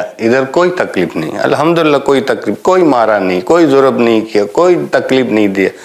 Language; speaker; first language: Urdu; non-native, local second language; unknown